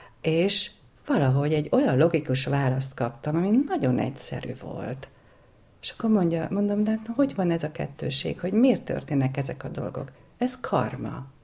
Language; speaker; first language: Hungarian; native; Hungarian